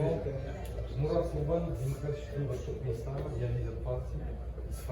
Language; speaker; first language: Russian; non-native, local second language; Turkmen